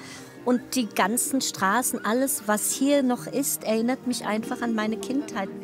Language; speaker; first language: German; early bilingual, other home language; Portuguese